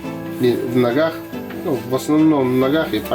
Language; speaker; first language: Russian; non-native, local second language; Yakut